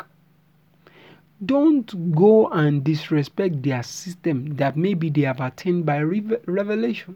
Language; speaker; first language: English; non-native, local second language; Yoruba